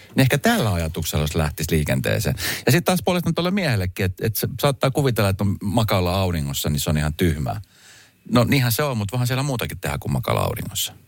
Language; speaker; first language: Finnish; native; Finnish